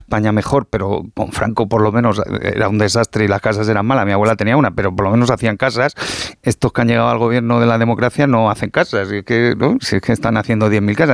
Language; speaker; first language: Spanish; native; Spanish